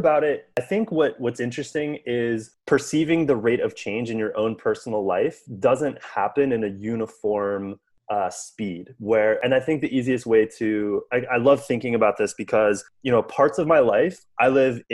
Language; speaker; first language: English; native; English